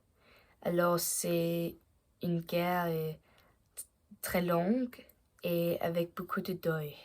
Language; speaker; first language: French; non-native, learner; Danish